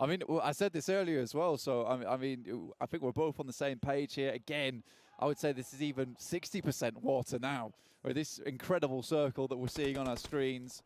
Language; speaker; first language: English; native; English